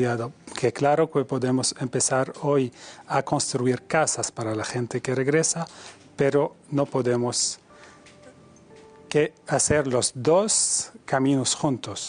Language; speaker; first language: Spanish; non-native, fluent; Arabic